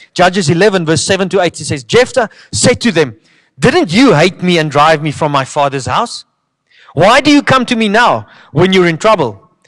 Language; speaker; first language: English; non-native, local second language; Afrikaans